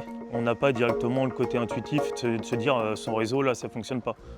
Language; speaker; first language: French; native; French